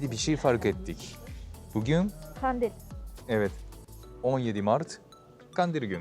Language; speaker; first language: Turkish; non-native, fluent; Japanese